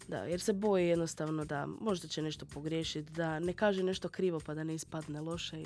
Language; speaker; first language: Serbian; native; Serbian